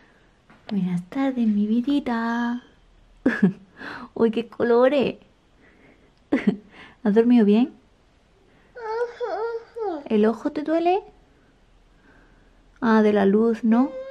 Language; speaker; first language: Spanish; native; Spanish